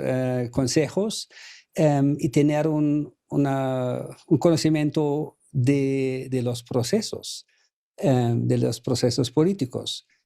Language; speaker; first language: Spanish; non-native, fluent; German